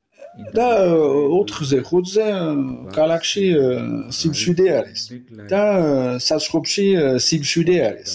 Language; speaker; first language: Georgian; non-native, learner; French